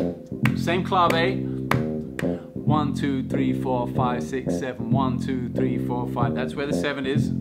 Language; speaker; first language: English; native; English